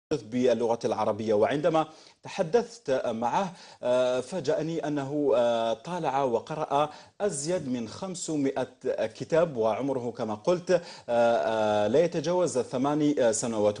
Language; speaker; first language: Arabic; native; Arabic